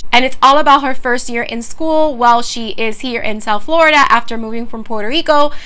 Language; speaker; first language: English; early bilingual, other home language; Spanish